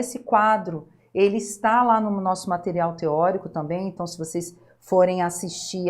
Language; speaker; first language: Portuguese; native; Portuguese